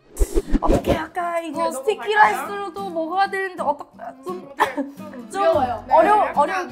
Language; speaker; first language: Korean; non-native, fluent; Thai